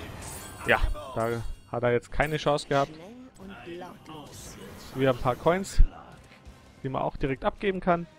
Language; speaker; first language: German; native; German